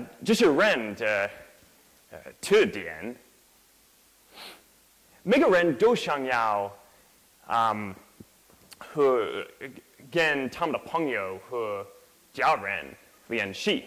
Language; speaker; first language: Chinese; non-native, learner; English